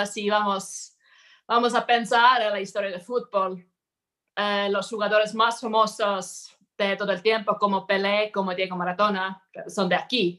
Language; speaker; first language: Spanish; non-native, fluent; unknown